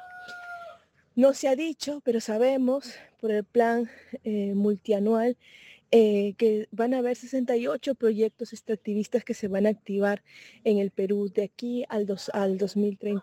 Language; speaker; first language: Spanish; native; Spanish